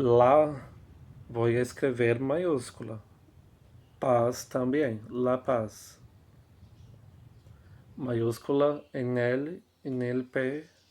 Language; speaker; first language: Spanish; non-native, fluent; Portuguese